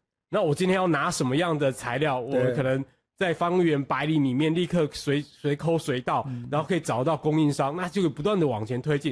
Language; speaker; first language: Chinese; native; Chinese